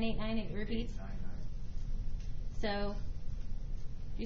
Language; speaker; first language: English; native; English